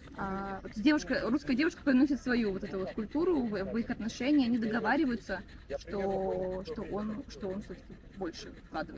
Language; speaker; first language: Russian; native; Russian